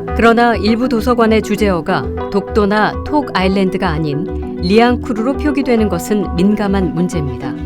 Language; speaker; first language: Korean; native; Korean